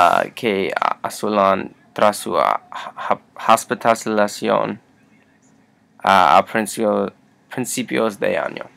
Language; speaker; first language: Spanish; non-native, learner; English